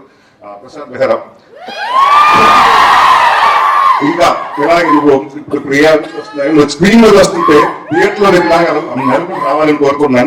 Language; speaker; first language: Telugu; native; Telugu